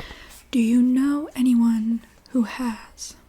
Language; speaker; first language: English; native; English